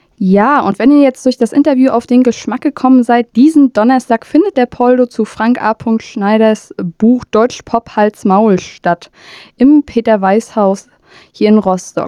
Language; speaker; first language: German; native; German